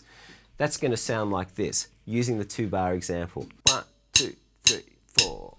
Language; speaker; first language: English; native; English